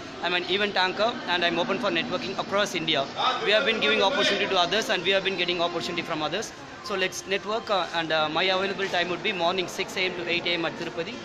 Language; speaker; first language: English; non-native, local second language; Tamil